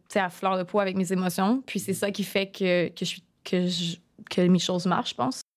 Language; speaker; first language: French; native; French